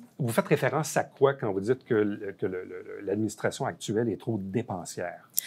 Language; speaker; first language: French; native; French